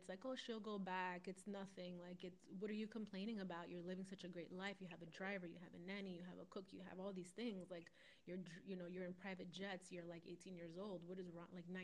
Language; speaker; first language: English; native; English